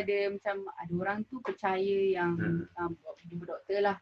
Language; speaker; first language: Malay; native; Malay